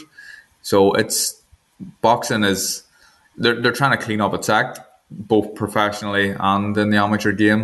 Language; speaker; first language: English; native; English